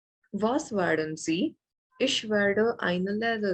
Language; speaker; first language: German; non-native, learner; Malayalam